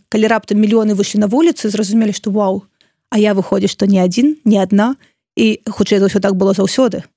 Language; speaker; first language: Belarusian; non-native, local second language; Russian